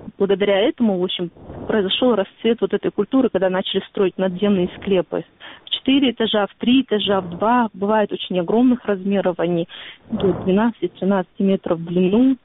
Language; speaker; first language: Russian; non-native, local second language; Ingush